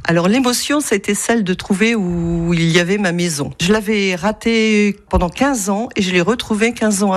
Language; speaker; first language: French; native; French